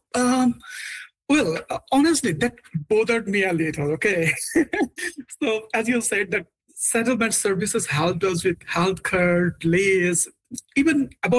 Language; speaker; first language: English; non-native, local second language; Bangla